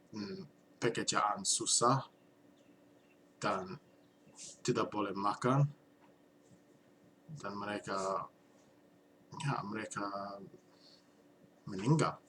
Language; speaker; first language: Indonesian; non-native, learner; English